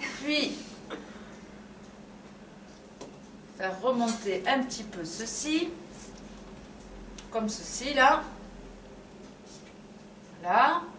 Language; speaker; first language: French; native; French